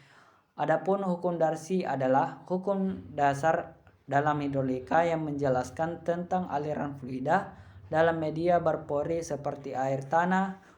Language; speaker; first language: Indonesian; native; Indonesian